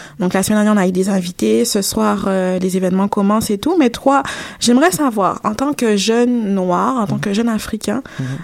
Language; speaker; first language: French; native; French